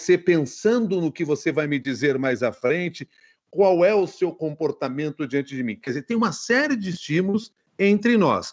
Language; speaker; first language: Portuguese; native; Portuguese